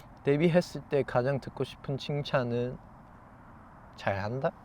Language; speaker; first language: Korean; non-native, fluent; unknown